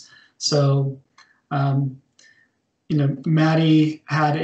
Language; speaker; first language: English; native; English